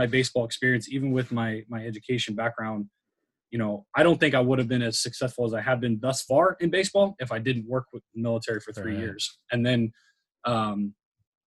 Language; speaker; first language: English; native; English